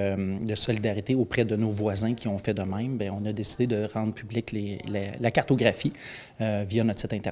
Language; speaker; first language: French; native; French